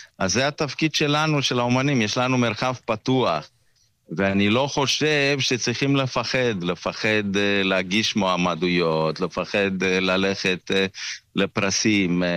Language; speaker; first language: Hebrew; non-native, fluent; Romanian